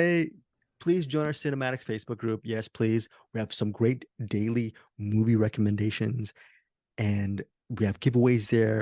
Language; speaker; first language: English; native; English